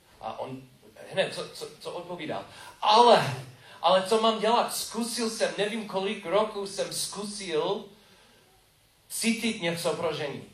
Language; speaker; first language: Czech; non-native, learner; English